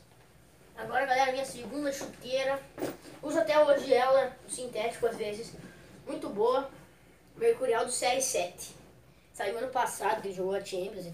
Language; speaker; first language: Portuguese; native; Portuguese